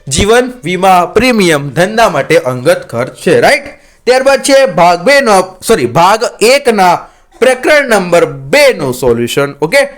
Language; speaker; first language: Gujarati; non-native, local second language; Marathi